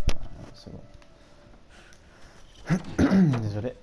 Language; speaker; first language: French; native; French